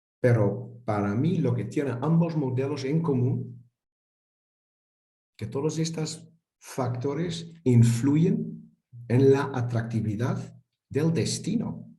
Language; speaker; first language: Spanish; non-native, fluent; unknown